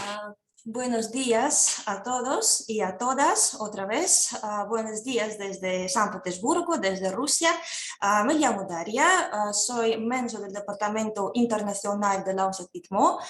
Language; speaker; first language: Spanish; non-native, fluent; Russian